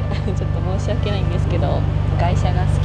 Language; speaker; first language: Japanese; native; Japanese